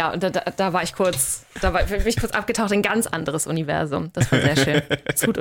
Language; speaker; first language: German; native; German